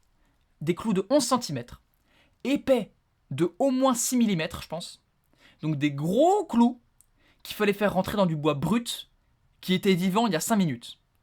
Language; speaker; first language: French; native; French